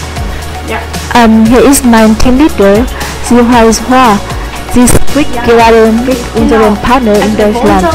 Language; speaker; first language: German; non-native, fluent; Vietnamese